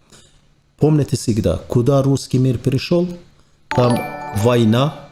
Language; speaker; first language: Russian; non-native, fluent; Turkish